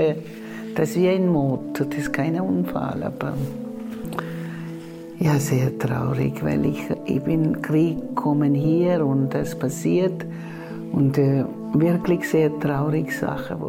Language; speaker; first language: German; non-native, learner; Tamil